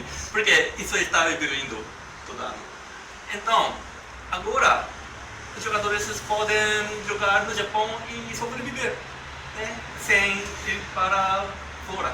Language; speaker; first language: Portuguese; non-native, learner; Japanese